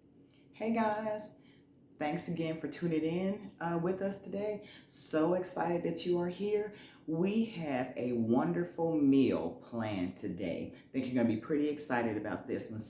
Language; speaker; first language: English; native; English